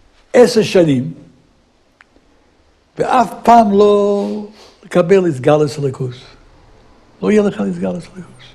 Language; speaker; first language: Hebrew; non-native, fluent; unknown